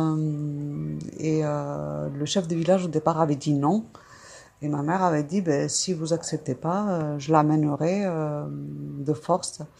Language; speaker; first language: French; early bilingual, other home language; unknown